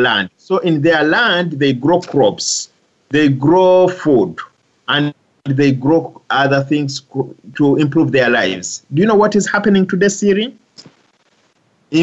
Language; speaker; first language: English; non-native, local second language; Ganda